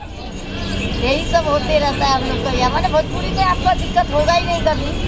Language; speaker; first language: Hindi; non-native, local second language; Bhojpuri